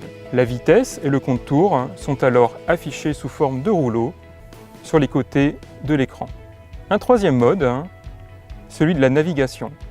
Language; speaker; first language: French; native; French